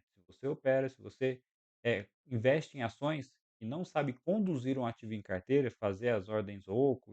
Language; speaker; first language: Portuguese; native; Portuguese